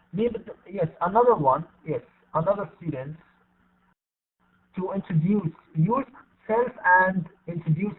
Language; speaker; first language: English; non-native, fluent; Arabic